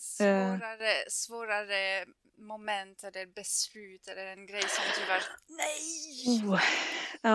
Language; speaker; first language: Swedish; non-native, fluent; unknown